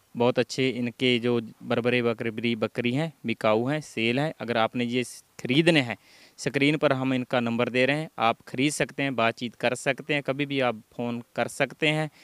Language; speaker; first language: Hindi; non-native, local second language; Punjabi